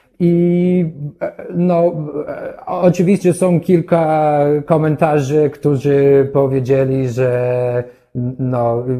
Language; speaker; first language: Polish; non-native, learner; English